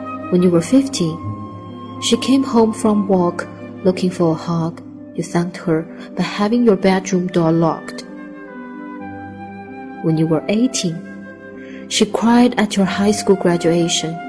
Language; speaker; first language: English; non-native, fluent; Chinese